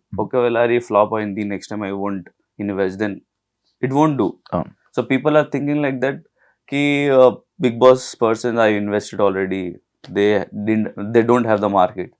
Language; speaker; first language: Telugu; non-native, learner; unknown